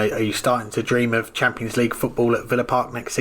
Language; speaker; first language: English; native; English